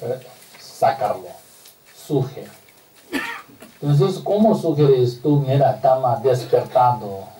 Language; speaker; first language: Spanish; non-native, learner; Tibetan